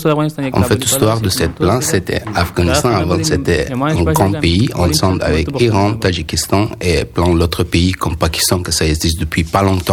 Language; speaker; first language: French; non-native, learner; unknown